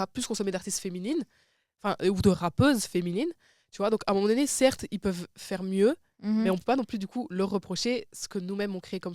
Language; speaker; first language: French; native; French